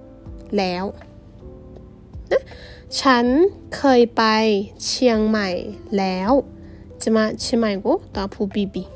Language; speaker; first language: Thai; non-native, fluent; Burmese